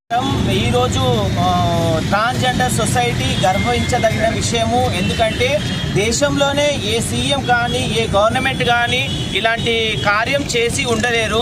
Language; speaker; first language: Telugu; native; Telugu